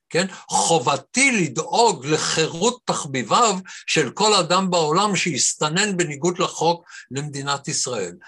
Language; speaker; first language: Hebrew; native; Hebrew